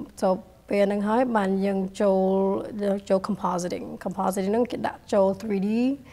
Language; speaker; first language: English; early bilingual, other home language; Khmer